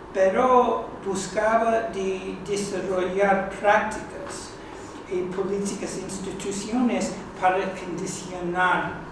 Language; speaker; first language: Spanish; non-native, fluent; English